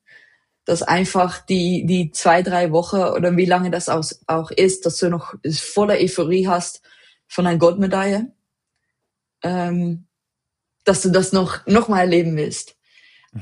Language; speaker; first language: German; non-native, fluent; Dutch